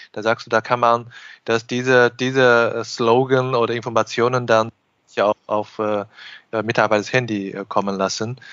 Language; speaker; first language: German; non-native, fluent; Chinese